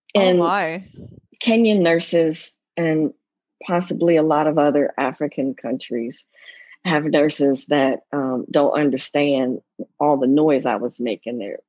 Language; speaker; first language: English; native; English